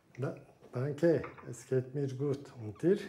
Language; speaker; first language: German; non-native, learner; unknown